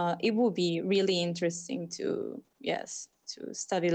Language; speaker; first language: English; non-native, fluent; Spanish